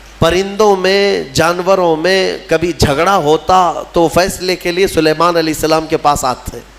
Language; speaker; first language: Urdu; native; Urdu